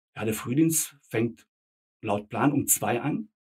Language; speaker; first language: German; early bilingual, other home language; Bosnian